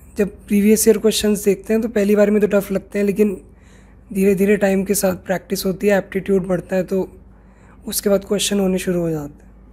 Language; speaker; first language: Hindi; native; Hindi